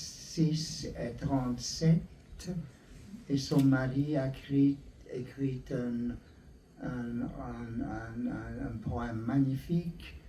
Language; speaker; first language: French; non-native, learner; Hungarian